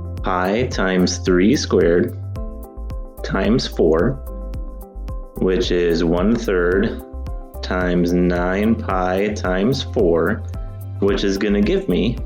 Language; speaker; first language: English; native; English